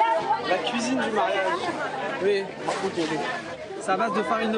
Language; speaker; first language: French; native; French